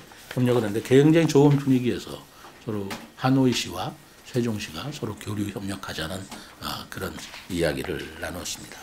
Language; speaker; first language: Korean; native; Korean